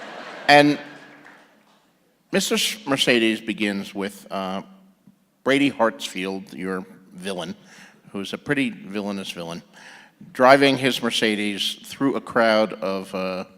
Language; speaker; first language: English; native; English